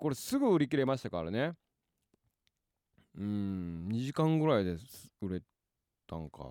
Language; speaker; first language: Japanese; native; Japanese